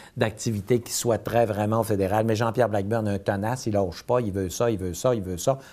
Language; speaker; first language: French; native; French